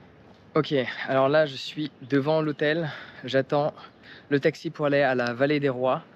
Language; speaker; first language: French; native; French